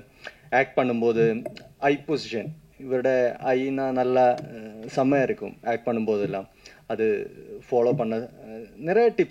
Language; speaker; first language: Tamil; non-native, learner; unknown